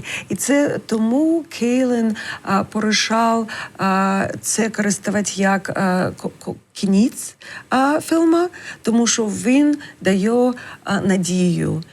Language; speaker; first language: Ukrainian; non-native, learner; English